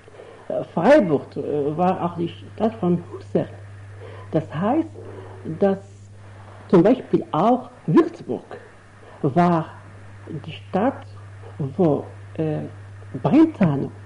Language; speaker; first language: German; non-native, fluent; Arabic